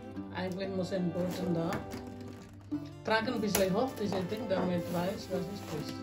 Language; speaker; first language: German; non-native, learner; Indonesian